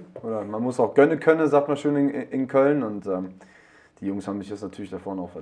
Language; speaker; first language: German; native; German